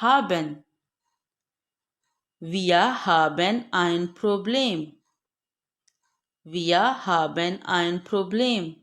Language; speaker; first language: German; non-native, fluent; Urdu